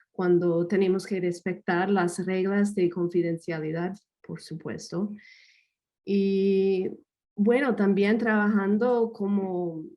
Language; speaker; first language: Spanish; non-native, fluent; English